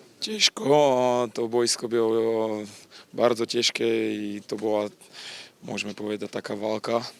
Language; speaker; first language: Polish; non-native, learner; Slovak